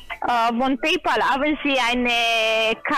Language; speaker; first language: German; non-native, learner; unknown